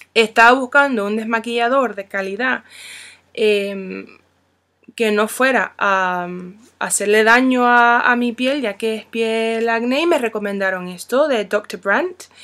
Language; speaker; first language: Spanish; non-native, fluent; English